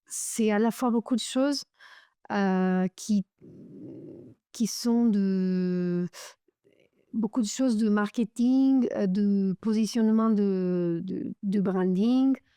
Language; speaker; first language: French; non-native, fluent; Romanian